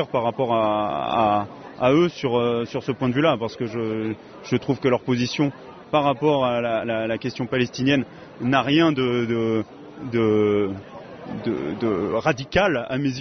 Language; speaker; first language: French; native; French